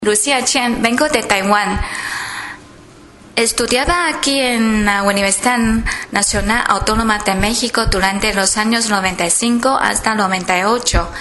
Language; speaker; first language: Spanish; non-native, fluent; Chinese